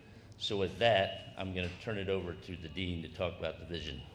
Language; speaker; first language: English; native; English